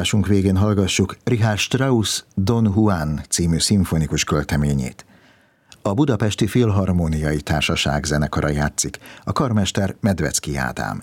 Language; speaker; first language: Hungarian; native; Hungarian